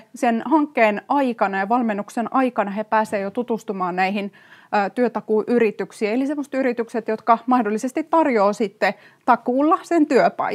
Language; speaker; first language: Finnish; native; Finnish